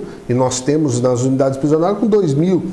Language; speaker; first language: Portuguese; native; Portuguese